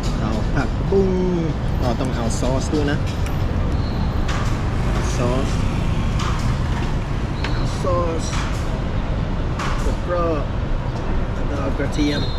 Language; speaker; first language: Thai; non-native, fluent; English